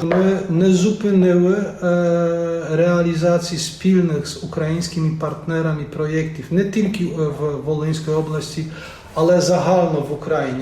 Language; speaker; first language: Ukrainian; non-native, fluent; Polish